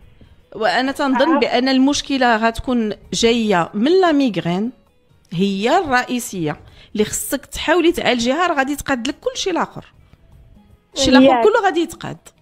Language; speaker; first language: Arabic; native; Arabic